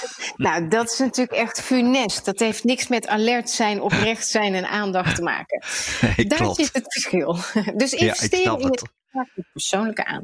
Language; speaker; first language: Dutch; native; Dutch